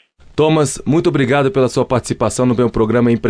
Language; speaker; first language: Portuguese; native; Portuguese